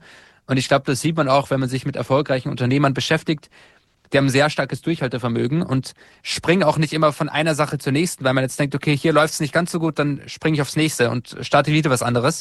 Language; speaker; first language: German; native; German